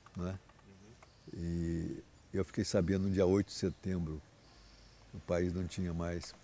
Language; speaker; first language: Portuguese; native; Portuguese